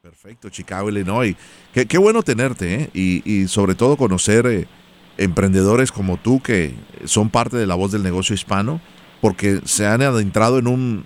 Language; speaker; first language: Spanish; native; Spanish